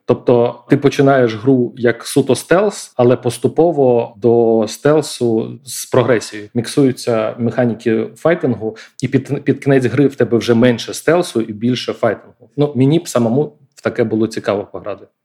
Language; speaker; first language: Ukrainian; non-native, local second language; Russian